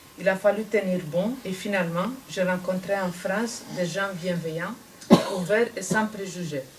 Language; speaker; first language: French; non-native, fluent; Romanian